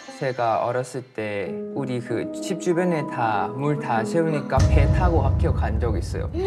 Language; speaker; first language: Korean; non-native, fluent; Thai